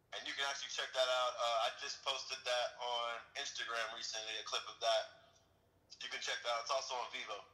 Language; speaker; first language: English; native; English